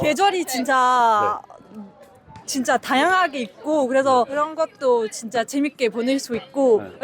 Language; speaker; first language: Korean; non-native, learner; French